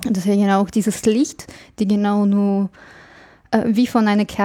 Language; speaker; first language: German; non-native, fluent; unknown